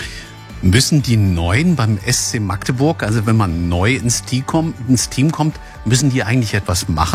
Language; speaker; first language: German; native; German